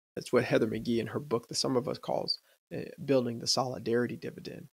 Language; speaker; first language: English; native; English